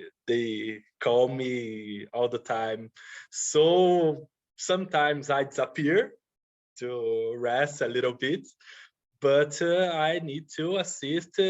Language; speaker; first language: English; non-native, learner; Portuguese